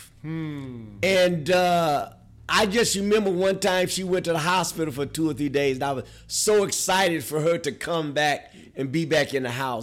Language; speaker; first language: English; native; English